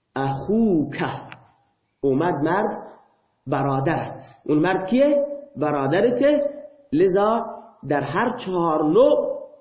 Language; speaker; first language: Persian; non-native, local second language; Baluchi